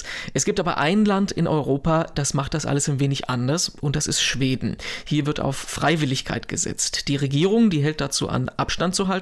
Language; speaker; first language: German; native; German